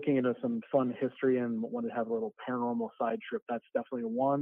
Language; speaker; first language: English; native; English